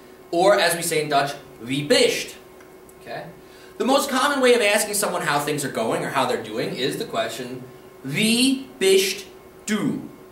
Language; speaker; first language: English; native; English